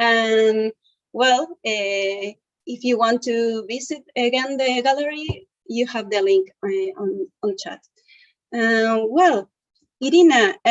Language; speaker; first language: English; non-native, learner; Spanish